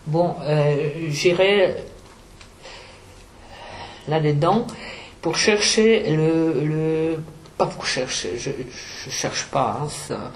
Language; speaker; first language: French; non-native, fluent; Czech